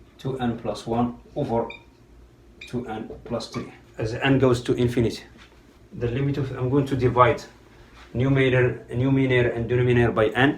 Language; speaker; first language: English; non-native, fluent; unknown